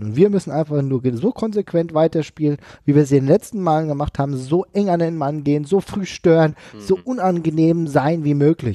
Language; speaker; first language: German; native; German